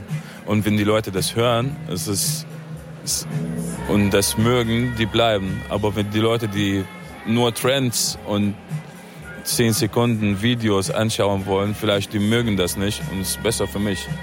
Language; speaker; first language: German; non-native, fluent; Arabic